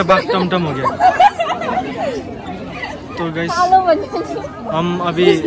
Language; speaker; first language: Hindi; non-native, local second language; Nepali